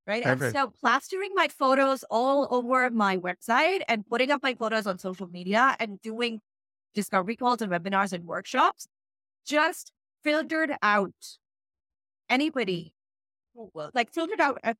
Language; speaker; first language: English; non-native, local second language; Urdu